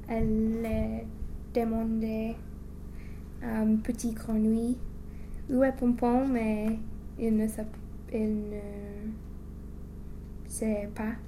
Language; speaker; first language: French; non-native, learner; English